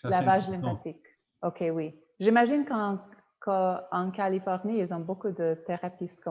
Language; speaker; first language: French; non-native, fluent; Polish